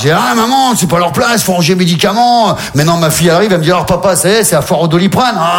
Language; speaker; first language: French; native; French